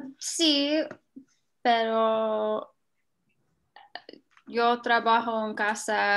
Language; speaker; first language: Spanish; non-native, learner; English